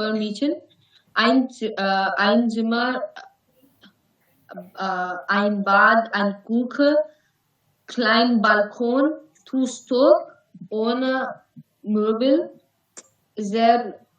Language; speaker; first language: German; non-native, learner; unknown